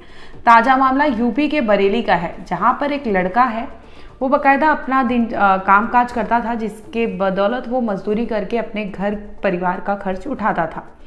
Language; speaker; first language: Hindi; native; Hindi